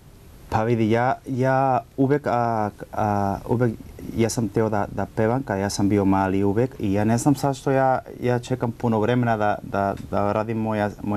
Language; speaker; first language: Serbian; non-native, learner; Spanish